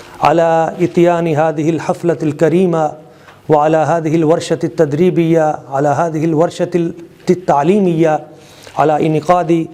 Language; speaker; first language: Arabic; non-native, fluent; Urdu